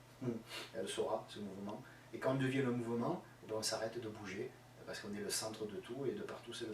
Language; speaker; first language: French; native; French